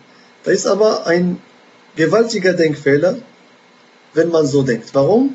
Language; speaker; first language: German; non-native, fluent; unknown